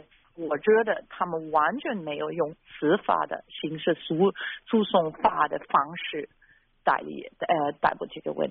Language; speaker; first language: Chinese; non-native, fluent; German